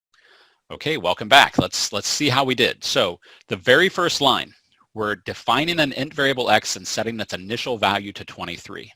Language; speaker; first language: English; native; English